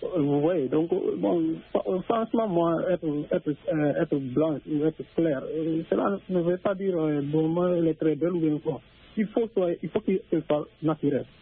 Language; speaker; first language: French; non-native, local second language; Fula